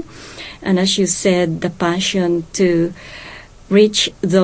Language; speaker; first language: English; non-native, local second language; Hiligaynon